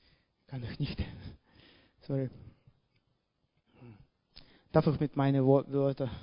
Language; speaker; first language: German; non-native, learner; Russian